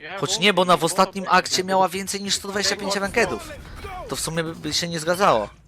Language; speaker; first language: Polish; native; Polish